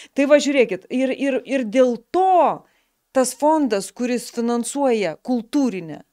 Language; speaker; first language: Lithuanian; native; Lithuanian